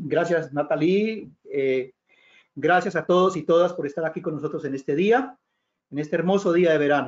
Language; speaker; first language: Spanish; native; Spanish